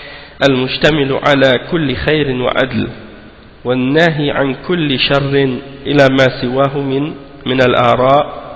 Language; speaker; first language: Arabic; non-native, fluent; French